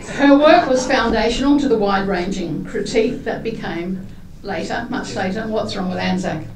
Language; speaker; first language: English; native; English